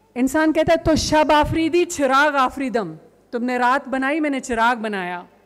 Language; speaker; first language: Urdu; non-native, local second language; Sindhi